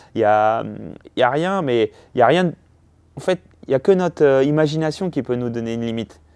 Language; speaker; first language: French; native; French